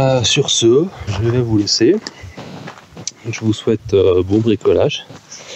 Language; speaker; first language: French; native; French